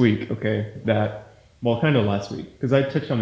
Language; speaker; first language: English; native; English